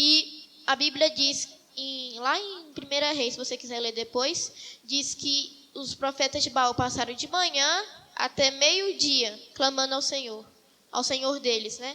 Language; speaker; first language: Portuguese; native; Portuguese